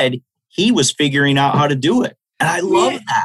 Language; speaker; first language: English; native; English